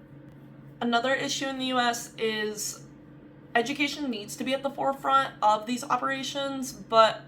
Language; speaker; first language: English; native; English